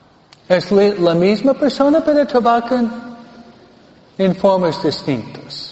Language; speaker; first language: Spanish; non-native, fluent; English